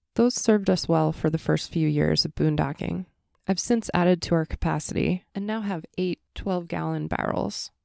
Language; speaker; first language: English; native; English